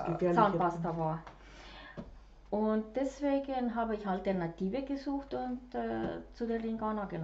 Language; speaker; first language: German; non-native, fluent; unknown